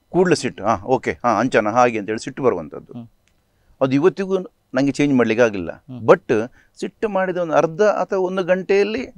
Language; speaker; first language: Kannada; native; Kannada